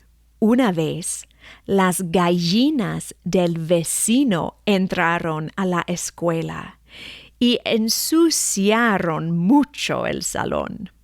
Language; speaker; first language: Spanish; non-native, fluent; English